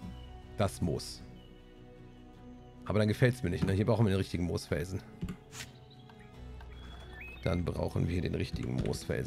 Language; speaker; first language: German; native; German